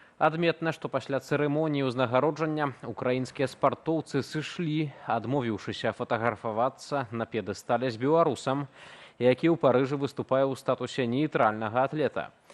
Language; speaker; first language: Belarusian; native; Belarusian